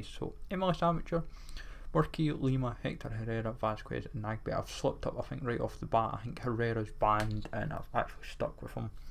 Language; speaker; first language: English; native; English